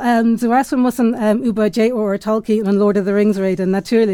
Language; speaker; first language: German; non-native, fluent; English